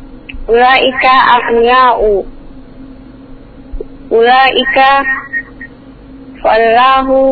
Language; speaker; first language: Arabic; non-native, learner; Indonesian